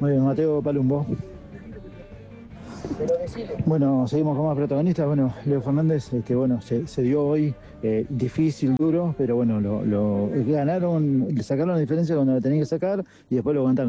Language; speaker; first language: Spanish; native; Spanish